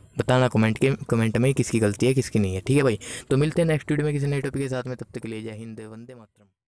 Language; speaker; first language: Hindi; native; Hindi